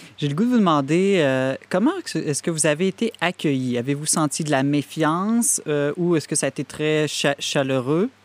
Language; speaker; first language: French; native; French